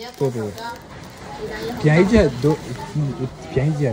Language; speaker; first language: Chinese; non-native, learner; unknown